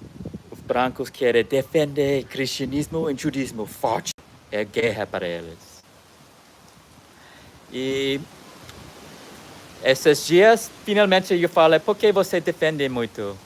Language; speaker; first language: Portuguese; non-native, learner; English